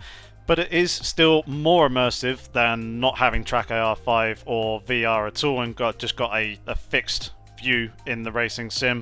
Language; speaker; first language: English; native; English